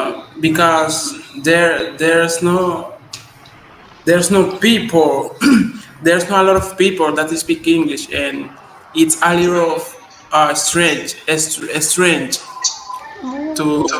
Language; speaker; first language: English; non-native, learner; Spanish